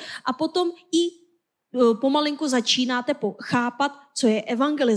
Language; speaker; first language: Czech; non-native, fluent; Korean